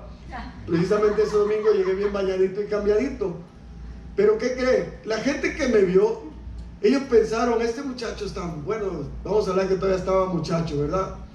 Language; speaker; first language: Spanish; native; Spanish